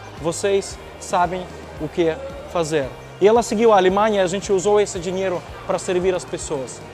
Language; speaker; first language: Portuguese; non-native, fluent; Ukrainian